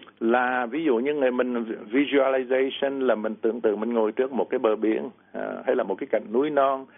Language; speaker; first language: Vietnamese; native; Vietnamese